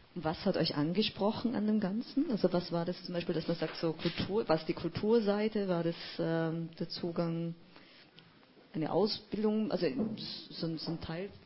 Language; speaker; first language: German; native; German